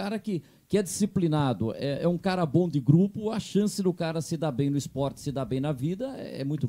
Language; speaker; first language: Portuguese; native; Portuguese